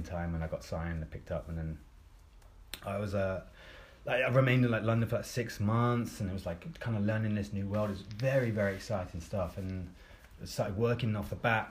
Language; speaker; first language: English; native; English